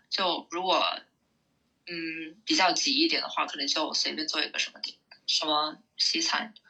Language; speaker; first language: Chinese; early bilingual, heritage; Chinese